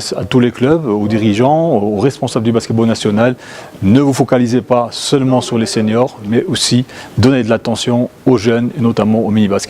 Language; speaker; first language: French; non-native, local second language; Arabic